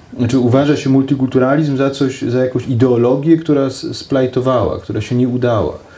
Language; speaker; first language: Polish; native; Polish